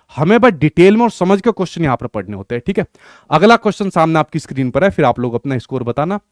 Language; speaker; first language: Hindi; native; Hindi